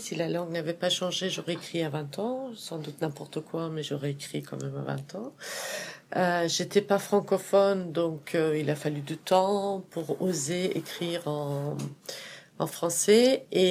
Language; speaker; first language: French; non-native, fluent; Persian